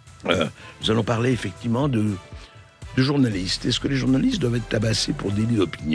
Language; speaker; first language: French; native; French